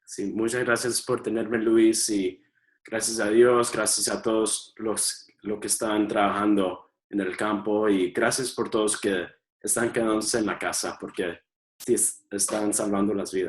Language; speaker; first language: Spanish; early bilingual, heritage; Spanish